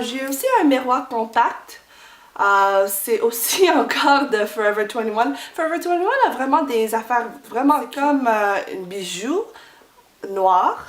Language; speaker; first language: French; non-native, fluent; English